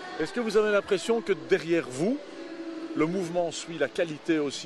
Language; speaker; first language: French; native; French